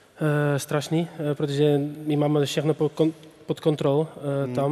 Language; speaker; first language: Czech; non-native, learner; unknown